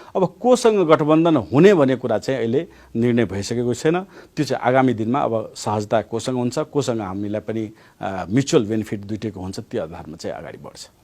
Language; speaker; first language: Nepali; non-native, local second language; Maithili